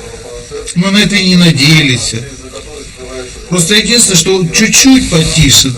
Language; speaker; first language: Russian; native; Russian